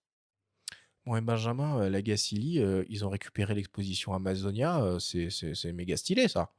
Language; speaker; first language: French; native; French